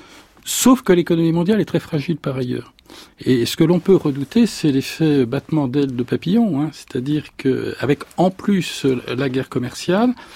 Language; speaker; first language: French; native; French